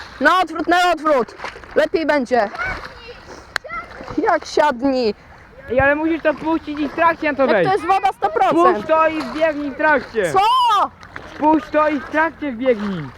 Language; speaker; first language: Polish; native; Polish